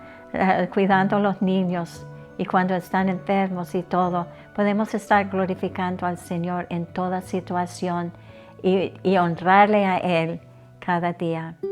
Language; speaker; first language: Spanish; non-native, fluent; English